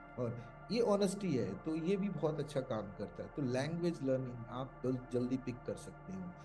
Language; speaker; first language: Hindi; non-native, local second language; Malayalam